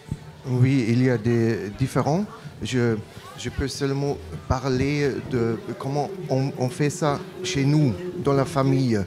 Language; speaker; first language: French; non-native, learner; German